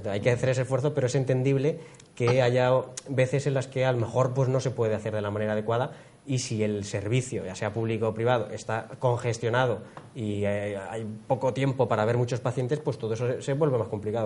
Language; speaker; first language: Spanish; native; Spanish